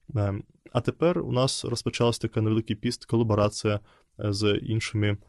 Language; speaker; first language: Ukrainian; non-native, fluent; Russian